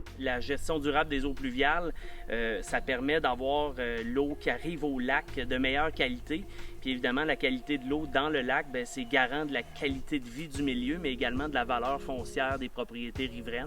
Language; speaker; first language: French; native; French